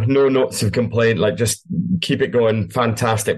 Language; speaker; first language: English; native; English